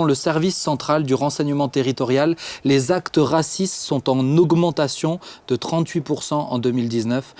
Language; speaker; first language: French; native; French